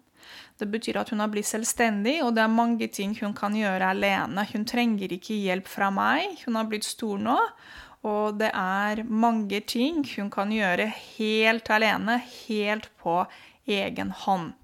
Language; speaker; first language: Norwegian; non-native, fluent; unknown